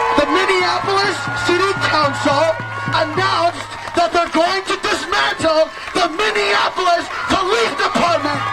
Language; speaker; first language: English; early bilingual, other home language; Yoruba